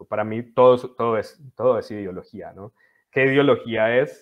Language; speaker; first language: Spanish; native; Spanish